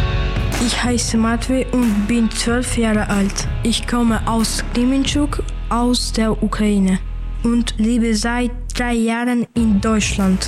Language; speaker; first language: German; early bilingual, other home language; Ukrainian